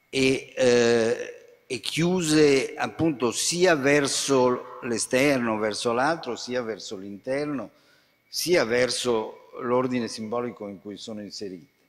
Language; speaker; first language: Italian; native; Italian